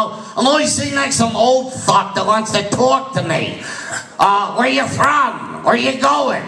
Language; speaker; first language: English; native; English